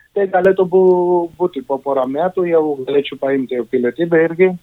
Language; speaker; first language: Lithuanian; non-native, fluent; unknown